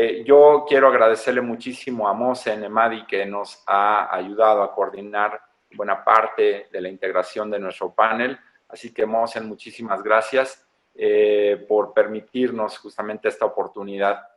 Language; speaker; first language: Spanish; native; Spanish